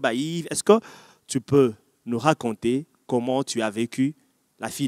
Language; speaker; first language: French; non-native, local second language; Lingala